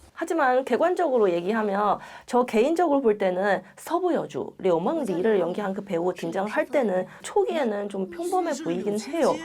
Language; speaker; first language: Korean; non-native, fluent; Chinese